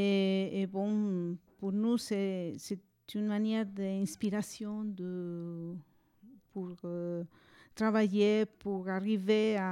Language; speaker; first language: French; non-native, fluent; Spanish